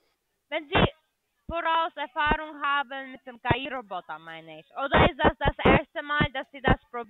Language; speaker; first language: German; non-native, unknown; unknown